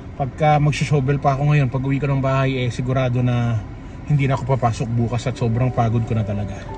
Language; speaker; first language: Filipino; native; Filipino